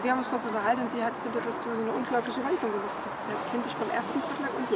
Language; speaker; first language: German; native; German